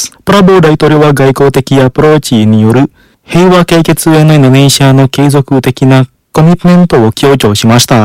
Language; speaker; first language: Japanese; non-native, fluent; Indonesian